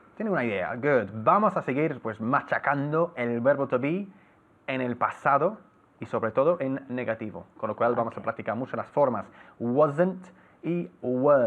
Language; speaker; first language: Spanish; non-native, fluent; English